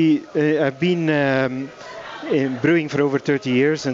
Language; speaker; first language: English; non-native, fluent; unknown